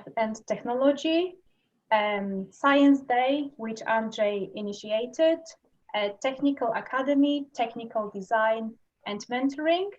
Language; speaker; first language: English; non-native, fluent; Polish